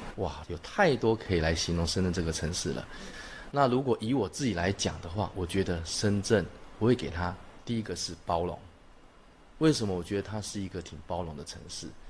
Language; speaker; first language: Chinese; native; Chinese